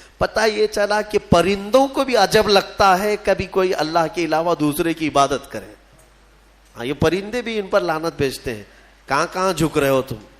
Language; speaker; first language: Urdu; native; Urdu